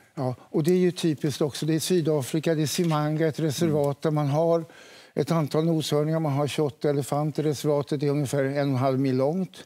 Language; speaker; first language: Swedish; native; Swedish